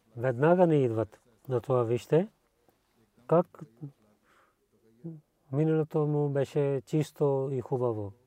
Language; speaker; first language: Bulgarian; non-native, learner; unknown